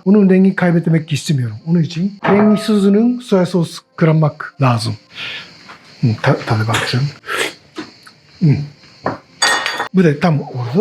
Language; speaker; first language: Turkish; non-native, learner; Japanese